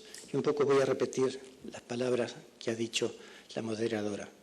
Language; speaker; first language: Spanish; native; Spanish